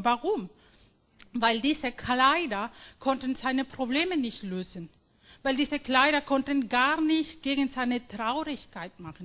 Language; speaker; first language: German; non-native, fluent; Spanish